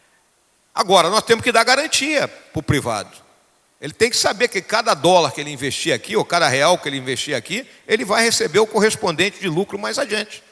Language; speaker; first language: Portuguese; native; Portuguese